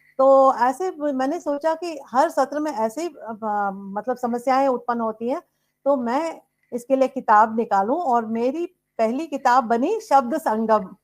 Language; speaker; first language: Hindi; non-native, local second language; Tamil